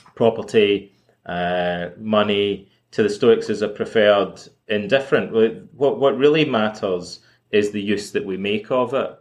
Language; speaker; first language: English; native; English